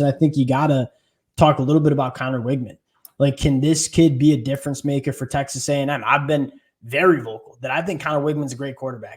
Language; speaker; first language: English; native; English